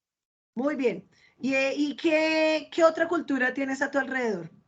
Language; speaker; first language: Spanish; native; Spanish